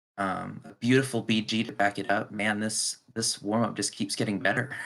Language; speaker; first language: English; native; English